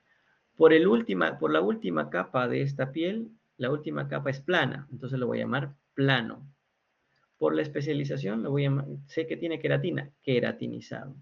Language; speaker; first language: Spanish; native; Spanish